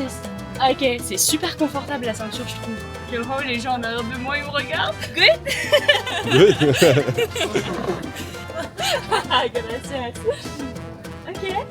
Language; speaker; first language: French; native; French